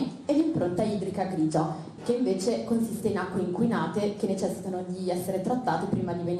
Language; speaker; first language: Italian; native; Italian